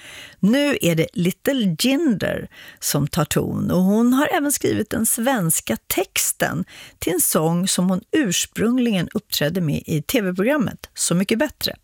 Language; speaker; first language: Swedish; native; Swedish